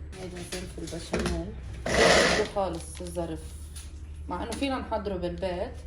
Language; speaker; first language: Arabic; native; Arabic